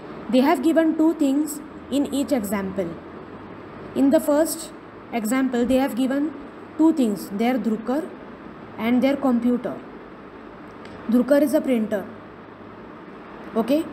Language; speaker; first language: English; non-native, local second language; Marathi